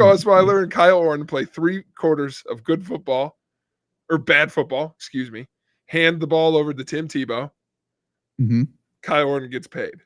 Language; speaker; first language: English; native; English